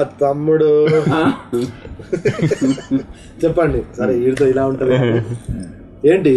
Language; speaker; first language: Telugu; native; Telugu